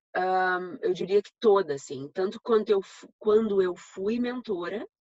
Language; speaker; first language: Portuguese; native; Portuguese